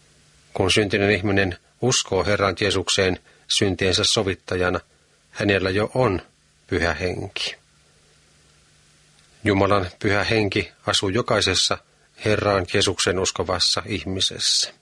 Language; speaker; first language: Finnish; native; Finnish